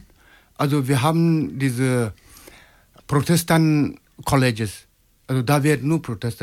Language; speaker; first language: German; non-native, learner; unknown